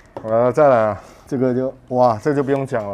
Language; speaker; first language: Chinese; native; Chinese